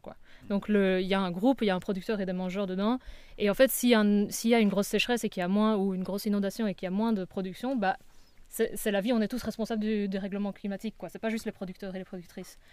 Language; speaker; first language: French; native; French